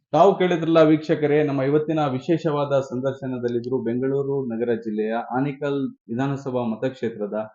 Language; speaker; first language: Kannada; native; Kannada